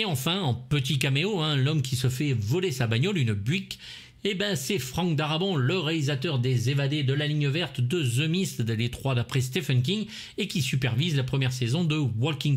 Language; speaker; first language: French; native; French